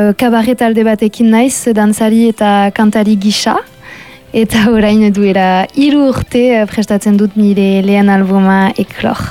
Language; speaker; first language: Basque; non-native, local second language; French